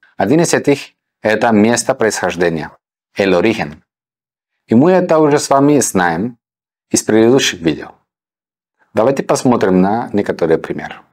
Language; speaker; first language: Russian; non-native, fluent; Spanish